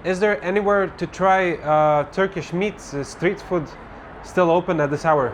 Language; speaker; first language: English; non-native, learner; Lithuanian